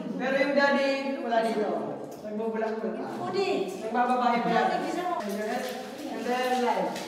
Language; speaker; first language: Filipino; non-native, local second language; Bikol